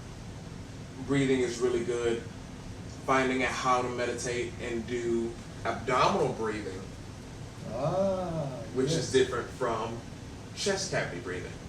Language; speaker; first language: English; native; English